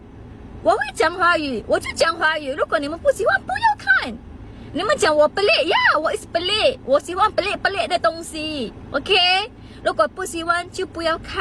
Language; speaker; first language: Chinese; non-native, local second language; Malay